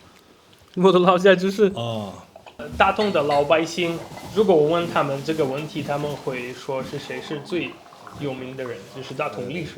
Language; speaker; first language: Chinese; non-native, fluent; Russian